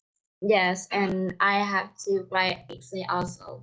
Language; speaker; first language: English; non-native, learner; Vietnamese